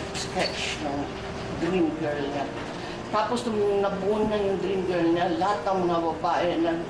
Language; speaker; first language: Filipino; non-native, local second language; Waray